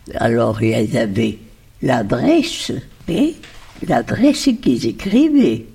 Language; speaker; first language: French; non-native, fluent; Spanish